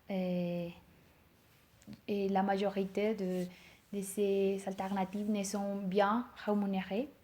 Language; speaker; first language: French; non-native, learner; Spanish